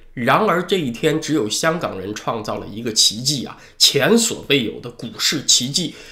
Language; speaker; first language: Chinese; native; Chinese